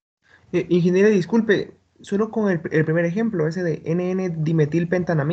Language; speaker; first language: Spanish; native; Spanish